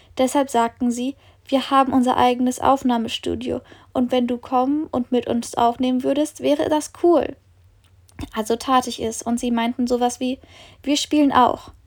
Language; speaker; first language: German; native; German